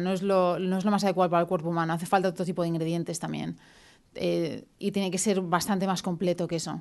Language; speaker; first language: Spanish; native; Spanish